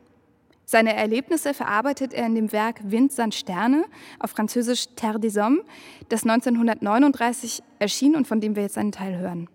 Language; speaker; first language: German; native; German